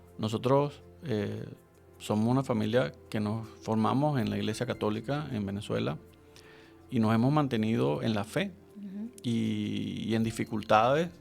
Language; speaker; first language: Spanish; native; Spanish